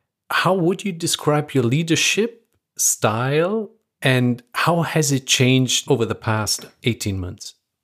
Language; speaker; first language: English; non-native, fluent; Persian